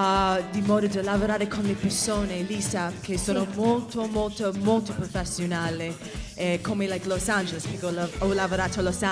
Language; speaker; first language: Italian; non-native, fluent; English